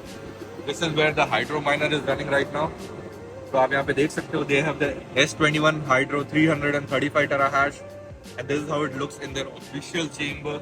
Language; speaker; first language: English; non-native, local second language; Hindi